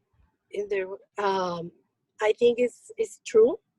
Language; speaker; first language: English; non-native, learner; Spanish